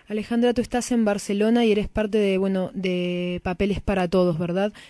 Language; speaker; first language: Spanish; native; Spanish